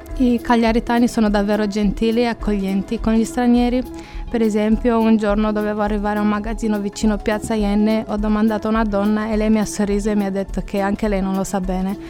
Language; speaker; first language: Italian; non-native, fluent; Romanian